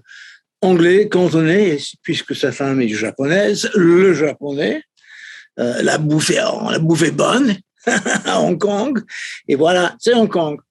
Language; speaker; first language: French; non-native, fluent; English